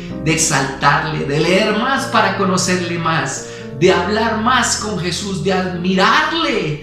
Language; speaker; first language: Spanish; native; Spanish